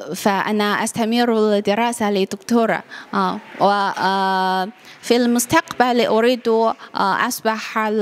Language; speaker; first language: Arabic; non-native, learner; Chinese